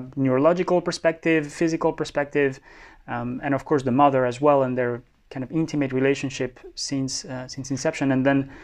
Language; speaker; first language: English; non-native, fluent; Spanish